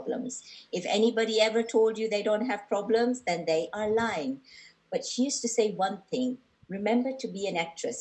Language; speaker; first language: English; non-native, local second language; Gujarati